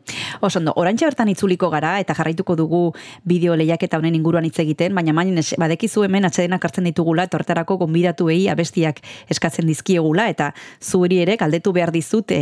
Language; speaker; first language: Basque; native; Basque